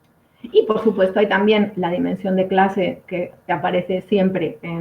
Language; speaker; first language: Spanish; native; Spanish